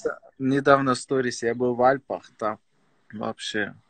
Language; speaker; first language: Russian; non-native, fluent; Persian